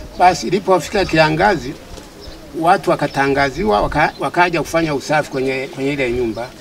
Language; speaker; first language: Swahili; non-native, local second language; Sukuma